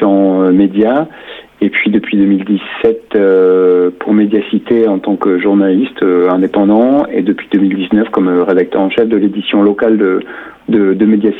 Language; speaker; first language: French; native; French